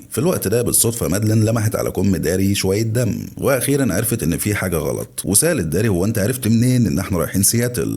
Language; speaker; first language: Arabic; native; Arabic